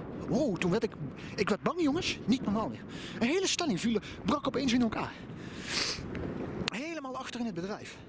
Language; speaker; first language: Dutch; native; Dutch